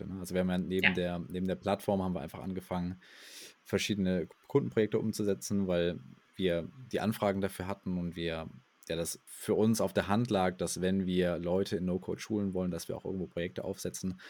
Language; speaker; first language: German; native; German